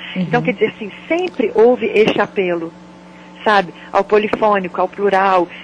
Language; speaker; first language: Portuguese; native; Portuguese